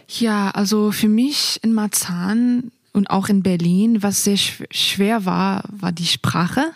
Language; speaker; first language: German; non-native, fluent; Persian